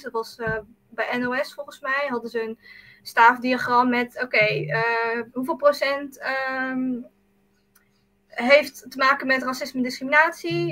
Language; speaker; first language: Dutch; early bilingual, other home language; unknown